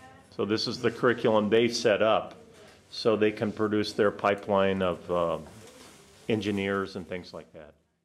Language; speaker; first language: English; native; English